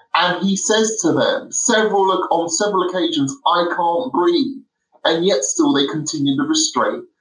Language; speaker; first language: English; native; English